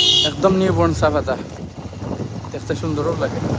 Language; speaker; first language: Bangla; native; Bangla